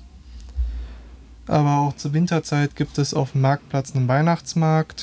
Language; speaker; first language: German; native; German